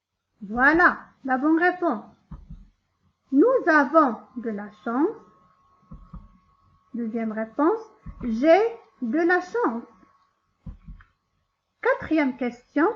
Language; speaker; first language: French; non-native, local second language; Arabic